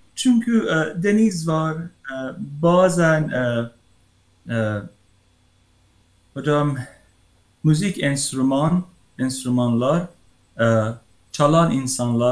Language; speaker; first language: Turkish; non-native, learner; Persian